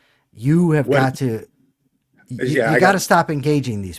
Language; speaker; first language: English; native; English